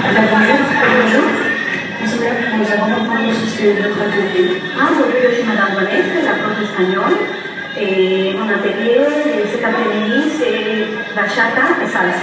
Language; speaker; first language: French; non-native, learner; Spanish